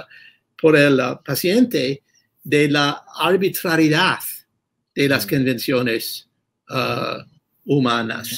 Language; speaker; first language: Spanish; non-native, fluent; English